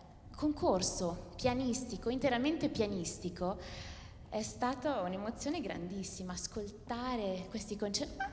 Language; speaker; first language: Italian; native; Italian